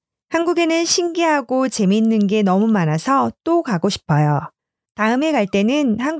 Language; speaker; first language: Korean; non-native, learner; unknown